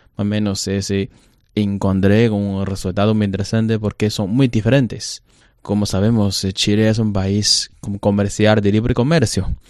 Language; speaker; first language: Spanish; non-native, learner; Chinese